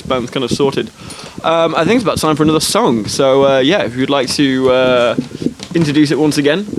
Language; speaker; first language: English; native; English